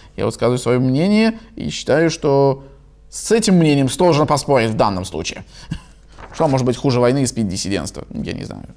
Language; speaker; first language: Russian; native; Russian